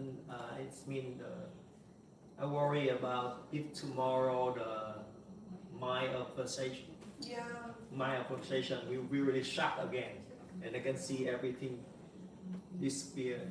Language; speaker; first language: English; non-native, learner; Vietnamese